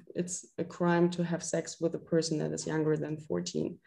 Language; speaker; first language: English; non-native, fluent; German